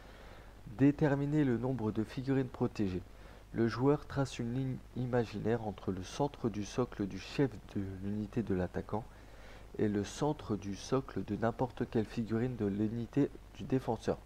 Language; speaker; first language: French; native; French